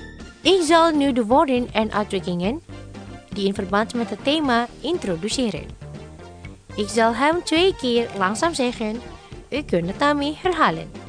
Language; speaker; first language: Dutch; non-native, fluent; Indonesian